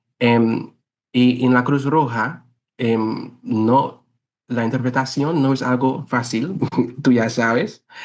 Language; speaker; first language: Spanish; non-native, fluent; English